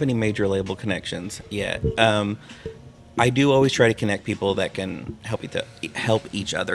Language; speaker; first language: English; native; English